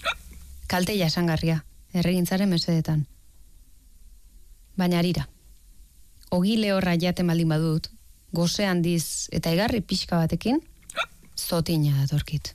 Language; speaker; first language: Basque; native; Basque